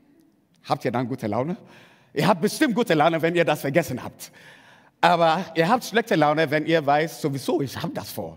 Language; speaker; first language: German; non-native, fluent; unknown